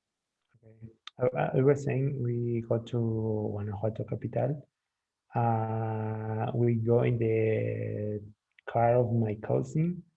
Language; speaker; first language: English; non-native, learner; Spanish